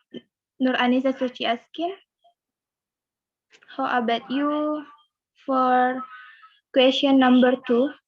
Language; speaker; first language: English; non-native, learner; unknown